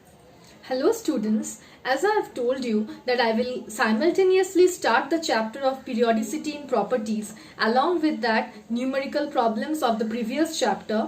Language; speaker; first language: English; non-native, local second language; Bangla